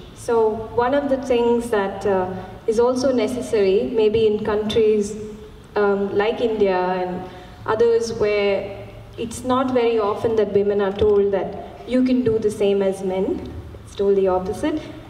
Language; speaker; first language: English; non-native, local second language; Malayalam